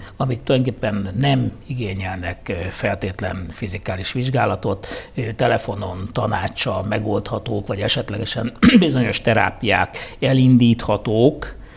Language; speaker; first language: Hungarian; native; Hungarian